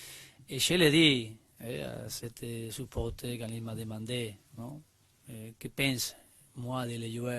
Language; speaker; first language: French; non-native, learner; Spanish